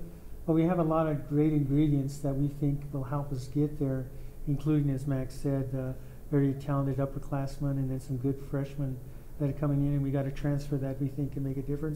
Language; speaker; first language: English; native; English